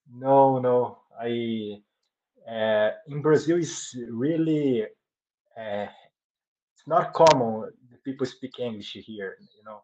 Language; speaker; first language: English; non-native, learner; Portuguese